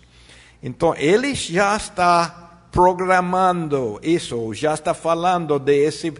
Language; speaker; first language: Portuguese; non-native, fluent; Spanish